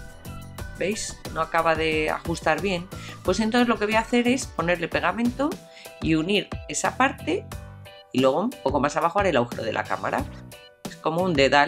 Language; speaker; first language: Spanish; native; Spanish